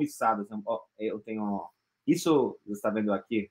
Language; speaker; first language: Portuguese; non-native, fluent; English